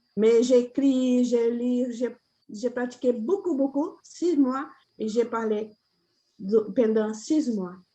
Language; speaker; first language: French; non-native, learner; Portuguese